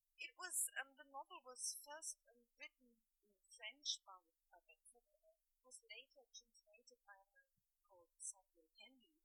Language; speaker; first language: English; non-native, fluent; German